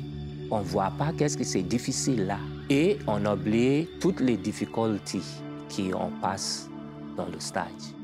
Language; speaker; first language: French; non-native, learner; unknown